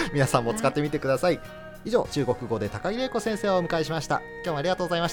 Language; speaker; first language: Japanese; native; Japanese